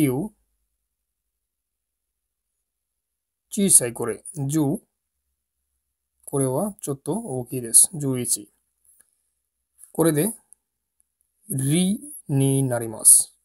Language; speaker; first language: Japanese; non-native, learner; Bangla